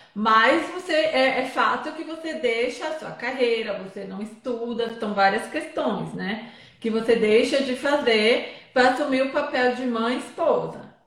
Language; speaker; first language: Portuguese; native; Portuguese